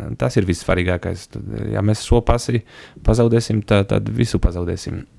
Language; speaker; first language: Latvian; non-native, fluent; Polish